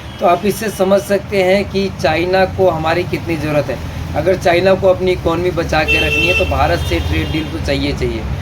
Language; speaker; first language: Hindi; native; Hindi